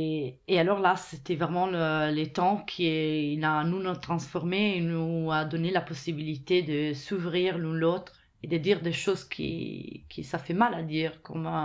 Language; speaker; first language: French; non-native, fluent; Italian